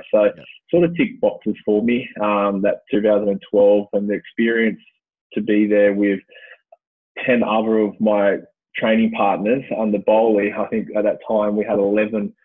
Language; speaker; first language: English; native; English